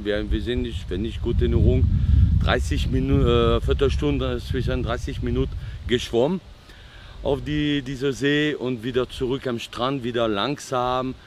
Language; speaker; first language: German; non-native, fluent; French